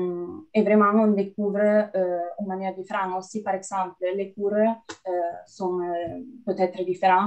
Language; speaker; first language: French; non-native, fluent; Italian